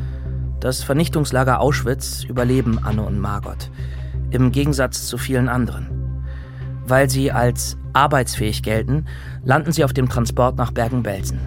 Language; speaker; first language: German; native; German